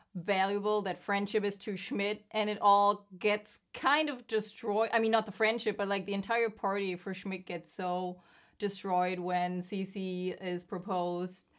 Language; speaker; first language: English; non-native, fluent; German